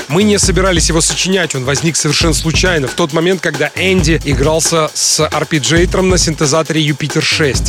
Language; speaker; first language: Russian; native; Russian